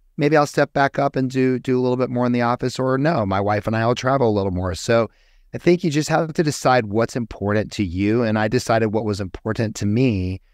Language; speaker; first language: English; native; English